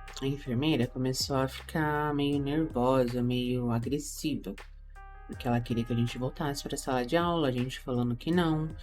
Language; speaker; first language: Portuguese; native; Portuguese